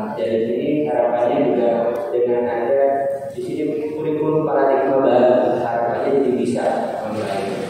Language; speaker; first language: Indonesian; native; Indonesian